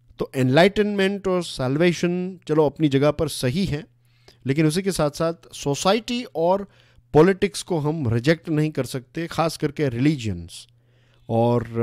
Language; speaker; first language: Hindi; non-native, local second language; Gujarati